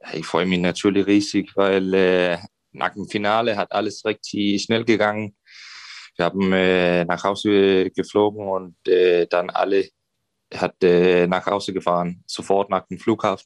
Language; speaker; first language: German; non-native, fluent; Danish